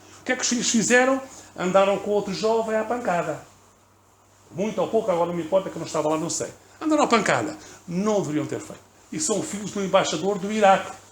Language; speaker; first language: Portuguese; native; Portuguese